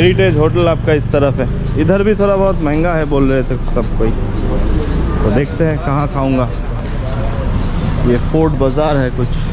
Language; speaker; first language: Hindi; non-native, local second language; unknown